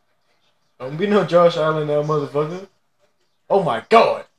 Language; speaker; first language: English; native; English